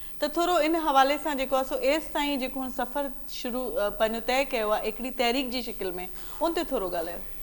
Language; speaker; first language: Sindhi; native; Sindhi